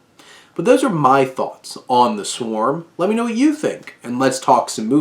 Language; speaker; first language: English; native; English